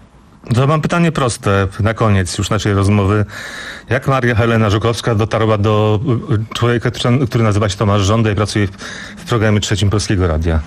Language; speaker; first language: Polish; native; Polish